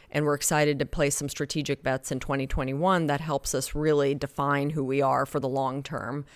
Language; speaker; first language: English; native; English